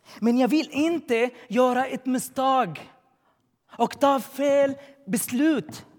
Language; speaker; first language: Swedish; non-native, learner; Arabic